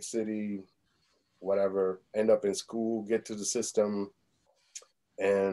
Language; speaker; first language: English; early bilingual, other home language; Spanish